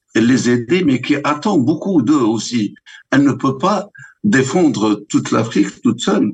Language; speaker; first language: French; non-native, local second language; Arabic